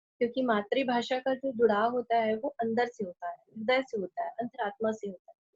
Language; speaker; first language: Hindi; non-native, local second language; Chhattisgarhi